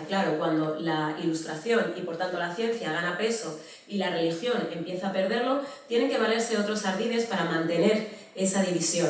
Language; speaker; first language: Spanish; native; Spanish